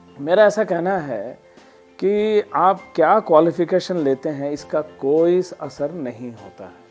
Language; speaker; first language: Hindi; non-native, local second language; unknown